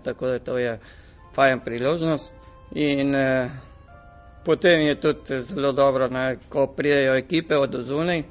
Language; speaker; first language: Slovenian; early bilingual, heritage; Slovenian